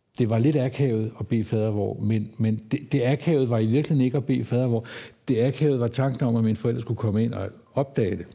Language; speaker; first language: Danish; native; Danish